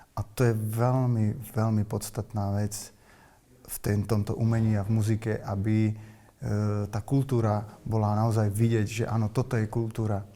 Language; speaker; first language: Slovak; native; Slovak